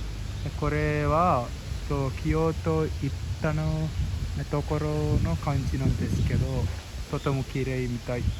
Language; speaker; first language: Japanese; non-native, learner; Sinhala